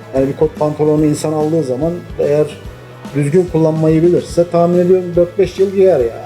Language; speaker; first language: Turkish; native; Turkish